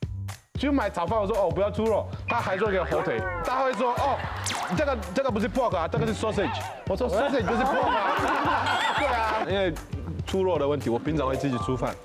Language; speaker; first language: Chinese; non-native, fluent; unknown